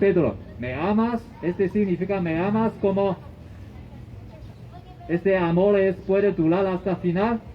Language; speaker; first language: Spanish; non-native, learner; Chinese